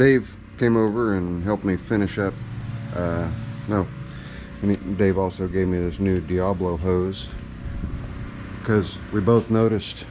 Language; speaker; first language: English; native; English